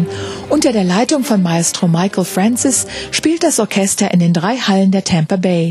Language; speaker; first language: German; native; German